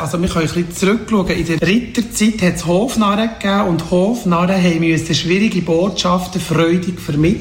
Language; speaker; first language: German; native; German